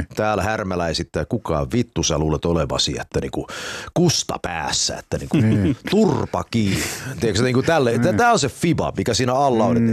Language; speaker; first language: Finnish; early bilingual, heritage; Finnish